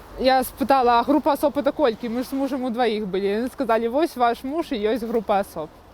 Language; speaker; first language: Belarusian; native; Belarusian